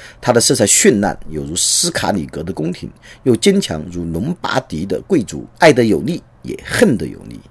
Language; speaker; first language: Chinese; native; Chinese